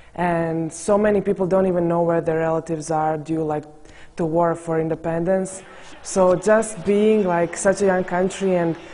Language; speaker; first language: English; non-native, fluent; Croatian